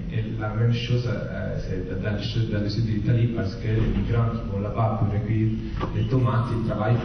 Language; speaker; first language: French; non-native, fluent; Italian